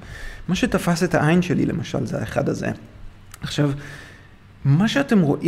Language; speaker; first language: Hebrew; native; Hebrew